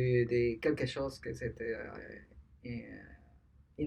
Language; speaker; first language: French; non-native, learner; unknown